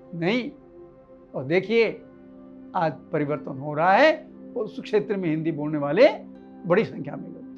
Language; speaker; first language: Hindi; native; Hindi